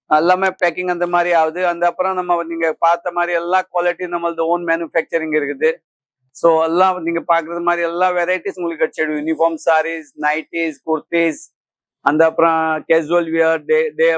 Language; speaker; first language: Tamil; non-native, fluent; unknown